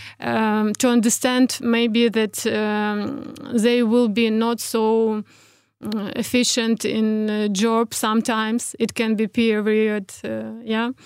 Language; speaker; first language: English; non-native, fluent; Ukrainian